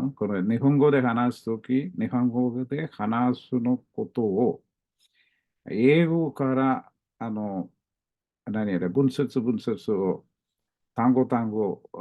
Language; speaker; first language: Japanese; non-native, learner; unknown